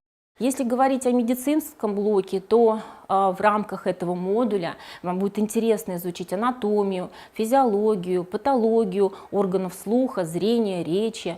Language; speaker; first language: Russian; native; Russian